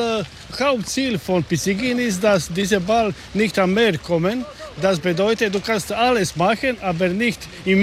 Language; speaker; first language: German; non-native, learner; Croatian